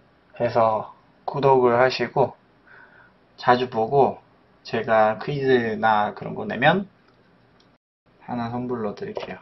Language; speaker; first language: Korean; non-native, fluent; Polish